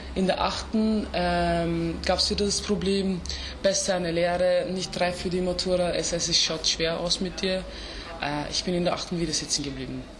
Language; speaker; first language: German; early bilingual, other home language; Turkish